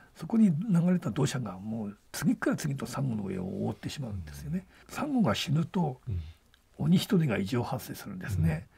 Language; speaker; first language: Japanese; native; Japanese